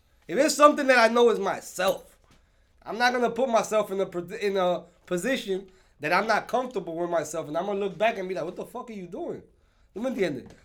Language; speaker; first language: English; early bilingual, other home language; Spanish